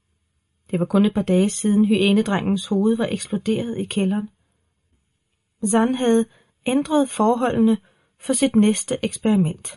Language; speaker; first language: Danish; native; Danish